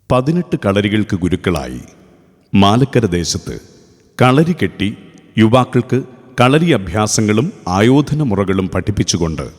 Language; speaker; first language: Malayalam; native; Malayalam